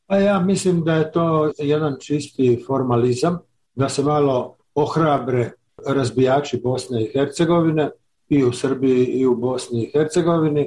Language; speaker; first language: Serbian; native; Serbian